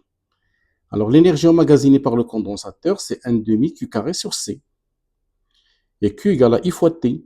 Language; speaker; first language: French; non-native, local second language; Arabic